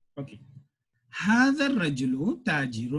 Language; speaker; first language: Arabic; non-native, fluent; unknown